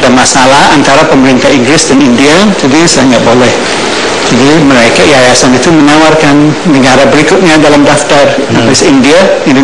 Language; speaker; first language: Indonesian; non-native, fluent; English